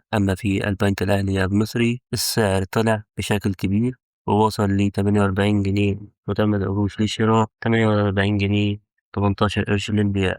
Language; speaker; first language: Arabic; native; Arabic